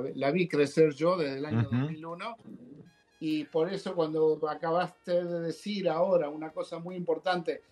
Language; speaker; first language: Spanish; native; Spanish